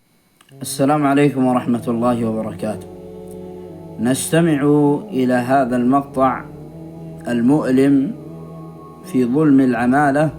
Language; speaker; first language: Arabic; native; Arabic